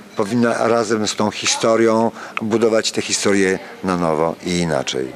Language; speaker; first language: Polish; native; Polish